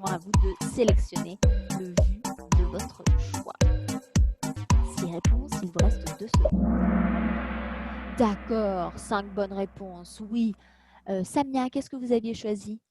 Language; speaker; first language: French; native; French